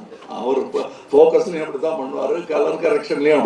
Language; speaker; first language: Tamil; native; Tamil